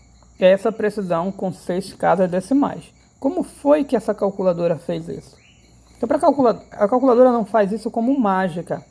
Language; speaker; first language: Portuguese; native; Portuguese